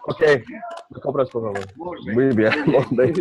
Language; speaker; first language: Spanish; non-native, learner; English